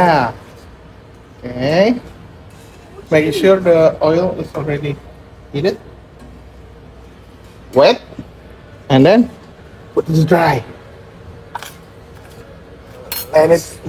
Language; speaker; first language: English; non-native, fluent; Indonesian